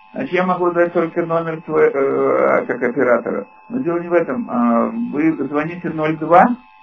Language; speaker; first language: Russian; native; Russian